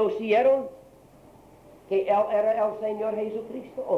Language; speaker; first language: Spanish; non-native, learner; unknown